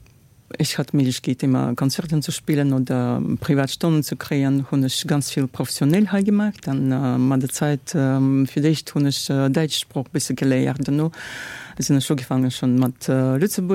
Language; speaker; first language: German; non-native, learner; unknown